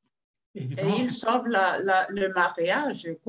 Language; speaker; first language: French; non-native, fluent; Spanish